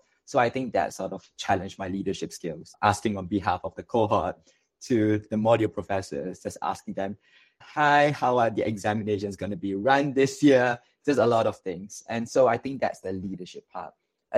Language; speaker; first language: English; non-native, local second language; Chinese